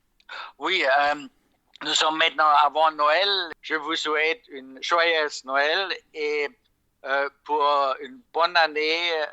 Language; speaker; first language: French; non-native, fluent; German